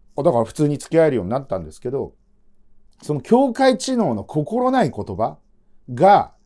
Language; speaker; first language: Japanese; native; Japanese